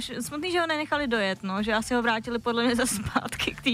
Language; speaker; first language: Czech; native; Czech